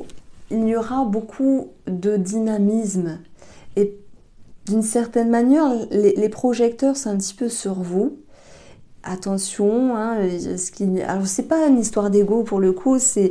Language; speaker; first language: French; native; French